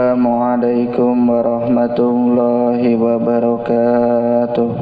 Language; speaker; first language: Indonesian; native; Indonesian